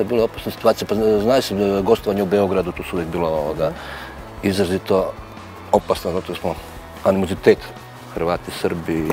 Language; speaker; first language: Croatian; native; Croatian